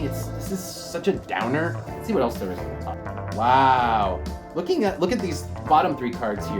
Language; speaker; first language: English; native; English